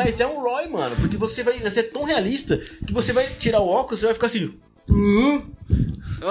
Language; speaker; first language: Portuguese; native; Portuguese